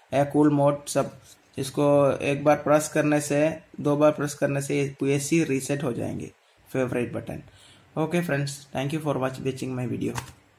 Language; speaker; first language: Hindi; non-native, local second language; Malayalam